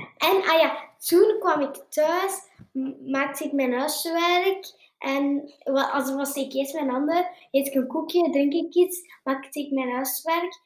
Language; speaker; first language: Dutch; native; Dutch